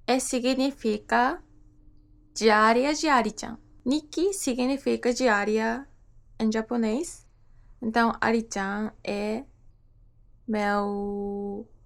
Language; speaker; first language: Portuguese; non-native, learner; Japanese